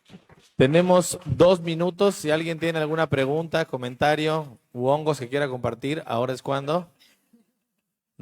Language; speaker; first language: Spanish; native; Spanish